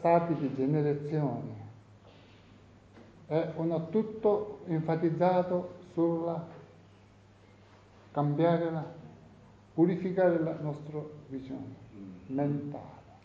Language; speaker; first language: Italian; non-native, learner; Tibetan